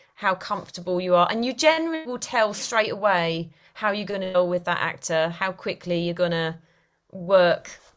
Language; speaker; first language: English; native; English